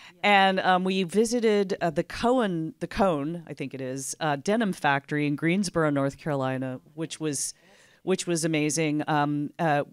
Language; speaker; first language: English; native; English